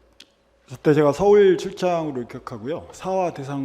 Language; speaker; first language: Korean; native; Korean